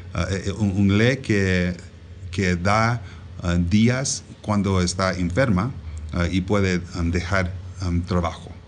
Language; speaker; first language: Spanish; non-native, learner; English